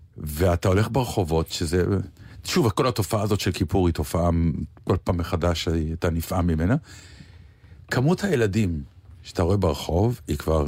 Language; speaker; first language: Hebrew; native; Hebrew